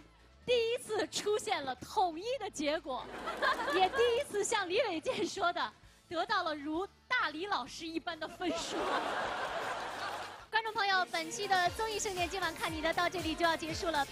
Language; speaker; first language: Chinese; native; Chinese